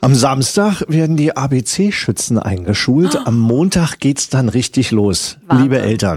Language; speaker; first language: German; native; German